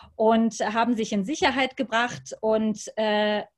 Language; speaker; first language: German; native; German